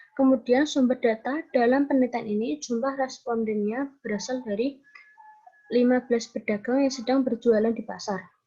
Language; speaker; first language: Indonesian; native; Indonesian